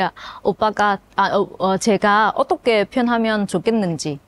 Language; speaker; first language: Korean; non-native, learner; Vietnamese